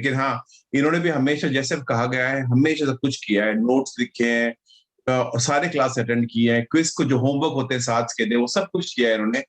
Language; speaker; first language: Hindi; native; Hindi